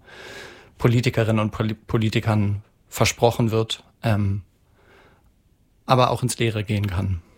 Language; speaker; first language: German; native; German